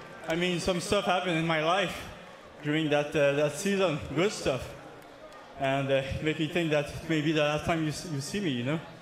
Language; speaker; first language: English; non-native, fluent; French